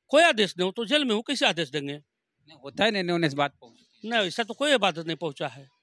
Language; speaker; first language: Hindi; native; Hindi